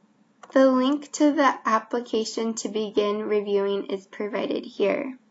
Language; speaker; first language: English; native; English